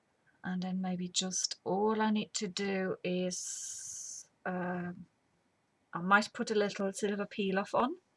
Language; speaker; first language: English; native; English